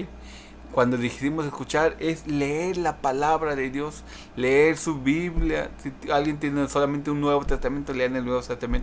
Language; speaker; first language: Spanish; early bilingual, heritage; Spanish